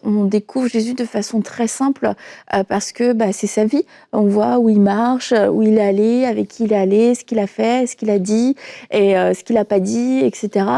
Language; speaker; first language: French; native; French